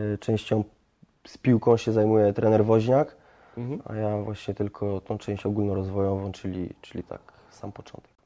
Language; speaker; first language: Polish; early bilingual, heritage; French